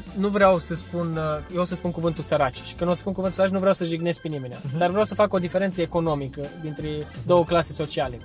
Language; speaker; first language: Romanian; early bilingual, heritage; Romanian